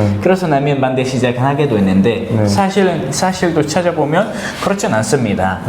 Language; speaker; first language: Korean; non-native, fluent; Arabic